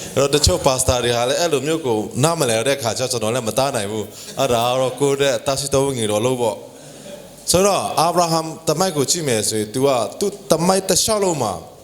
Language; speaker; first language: Burmese; non-native, local second language; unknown